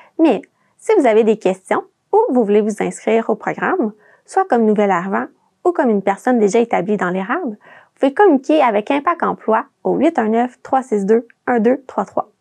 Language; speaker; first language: French; native; French